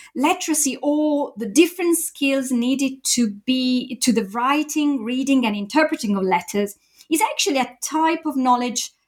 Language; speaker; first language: English; non-native, fluent; Italian